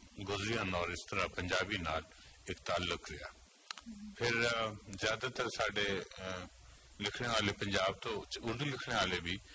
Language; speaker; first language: Punjabi; non-native, local second language; Northern Hindko